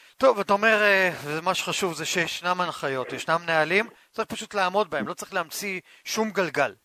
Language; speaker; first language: Hebrew; native; Hebrew